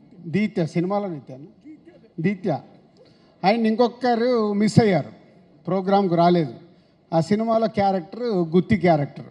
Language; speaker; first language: Telugu; native; Telugu